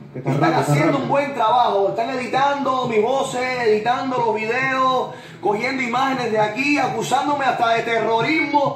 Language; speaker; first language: Spanish; native; Spanish